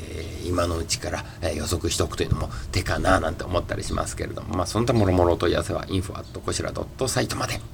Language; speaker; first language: Japanese; native; Japanese